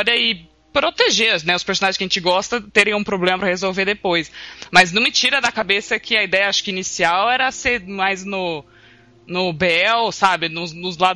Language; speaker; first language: Portuguese; native; Portuguese